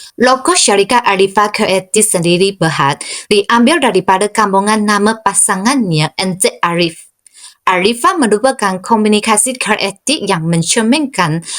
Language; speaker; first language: Malay; non-native, local second language; Chinese